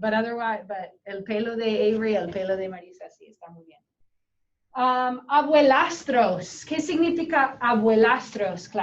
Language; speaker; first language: Spanish; non-native, fluent; English